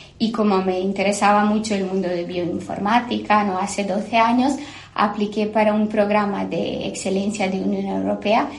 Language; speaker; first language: Spanish; non-native, fluent; Serbian